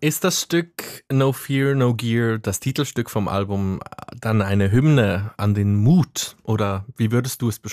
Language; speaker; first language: German; native; German